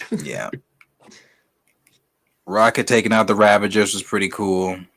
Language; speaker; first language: English; native; English